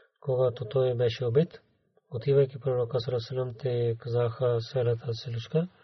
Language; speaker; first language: Bulgarian; non-native, learner; Urdu